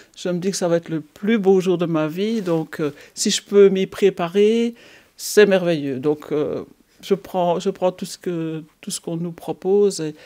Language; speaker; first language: French; native; French